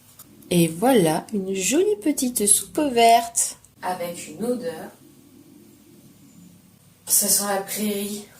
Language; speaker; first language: French; native; French